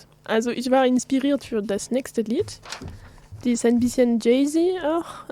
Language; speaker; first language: German; non-native, fluent; French